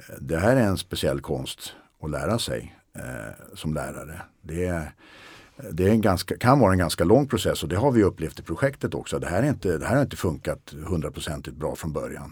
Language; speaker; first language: Swedish; native; Swedish